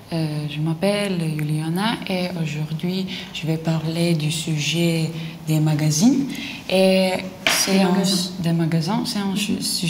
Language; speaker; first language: French; non-native, learner; Lithuanian